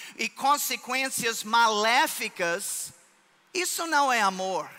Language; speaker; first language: Portuguese; non-native, fluent; English